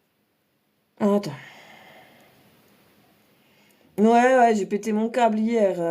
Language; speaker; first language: French; native; French